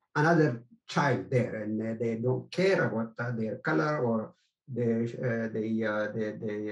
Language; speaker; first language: English; non-native, fluent; Amharic